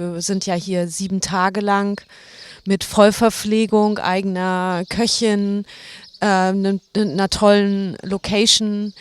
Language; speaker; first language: German; native; German